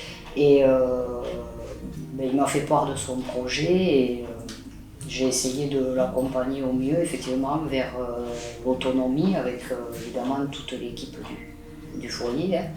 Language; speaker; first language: French; native; French